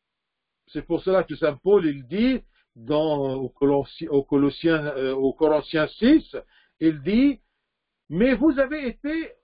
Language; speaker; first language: French; non-native, fluent; Arabic